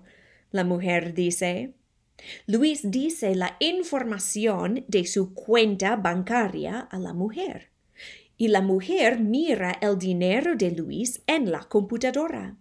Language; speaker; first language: Spanish; non-native, fluent; English